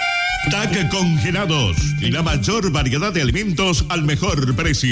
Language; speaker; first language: Spanish; native; Spanish